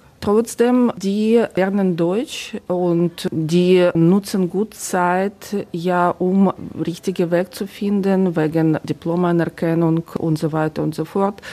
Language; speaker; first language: German; non-native, fluent; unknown